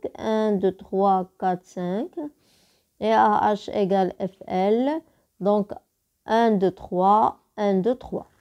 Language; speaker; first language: French; non-native, local second language; Arabic